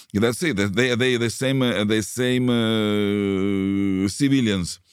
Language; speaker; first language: English; non-native, learner; Russian